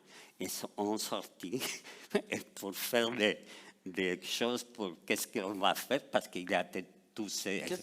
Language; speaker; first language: French; non-native, fluent; Spanish